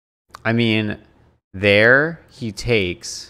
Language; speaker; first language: English; native; English